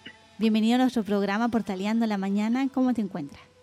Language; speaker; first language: Spanish; native; Spanish